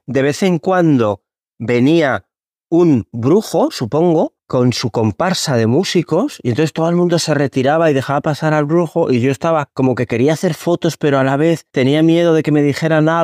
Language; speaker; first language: Spanish; native; Spanish